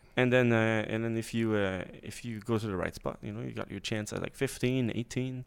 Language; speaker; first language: English; native; English